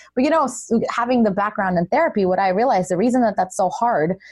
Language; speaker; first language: English; early bilingual, other home language; Russian